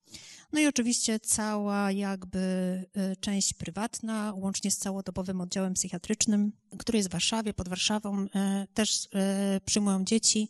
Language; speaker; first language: Polish; native; Polish